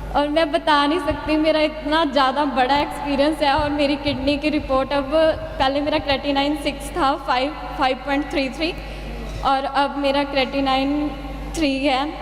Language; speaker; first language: Hindi; native; Hindi